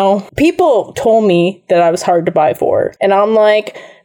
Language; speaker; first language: English; native; English